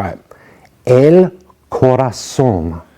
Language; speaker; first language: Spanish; non-native, fluent; English